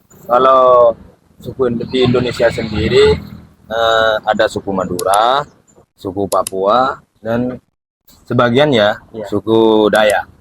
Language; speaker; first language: Indonesian; non-native, local second language; Madurese